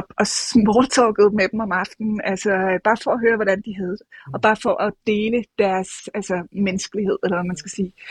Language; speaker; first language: Danish; native; Danish